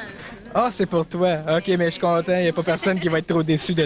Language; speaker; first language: French; native; French